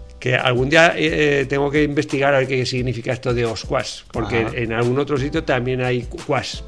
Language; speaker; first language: Spanish; native; Spanish